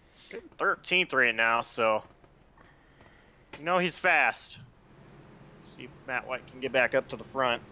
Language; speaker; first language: English; native; English